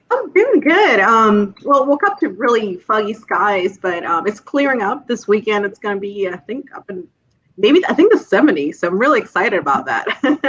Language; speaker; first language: English; native; English